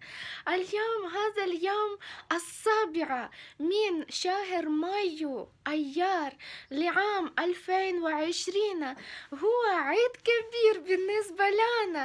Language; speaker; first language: Arabic; non-native, fluent; Ukrainian